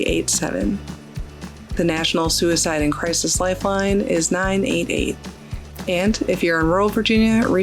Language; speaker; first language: English; native; English